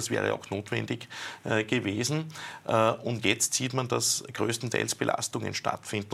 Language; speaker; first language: German; native; German